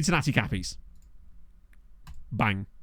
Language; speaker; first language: English; native; English